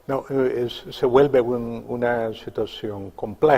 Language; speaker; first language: Spanish; native; Spanish